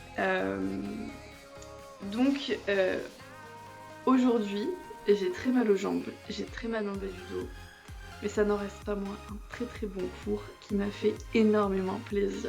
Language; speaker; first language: French; native; French